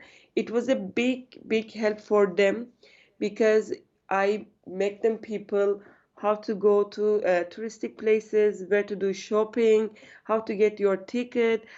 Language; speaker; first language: English; non-native, learner; Turkish